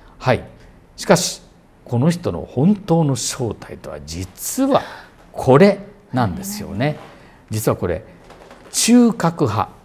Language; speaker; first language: Japanese; native; Japanese